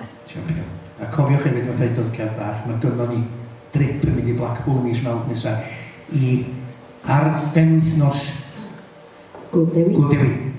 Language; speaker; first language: Welsh; native; Welsh